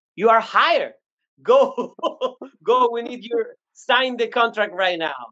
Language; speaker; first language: English; non-native, learner; Spanish